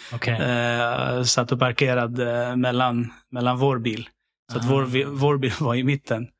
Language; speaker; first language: Swedish; early bilingual, other home language; Syriac